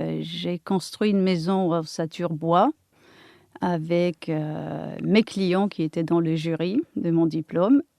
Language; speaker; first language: French; non-native, fluent; Polish